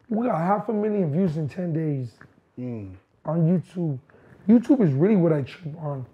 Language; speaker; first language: English; native; English